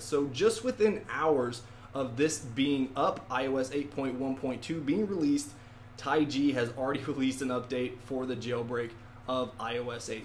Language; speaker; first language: English; native; English